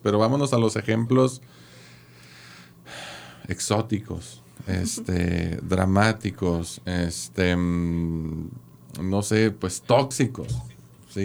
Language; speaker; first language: Spanish; native; Spanish